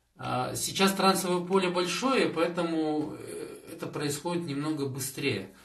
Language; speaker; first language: Russian; native; Russian